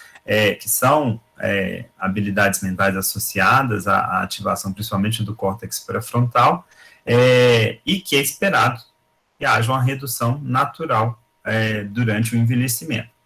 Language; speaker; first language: Portuguese; native; Portuguese